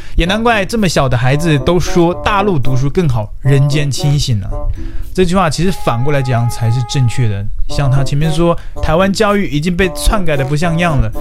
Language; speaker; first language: Chinese; native; Chinese